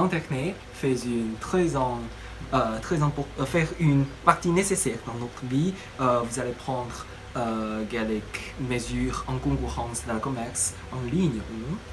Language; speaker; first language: French; non-native, learner; Chinese